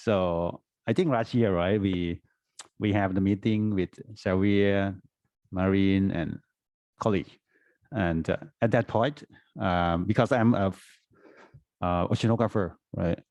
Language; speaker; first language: English; non-native, fluent; Thai